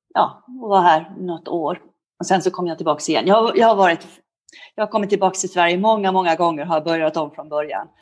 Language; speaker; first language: Swedish; early bilingual, heritage; Swedish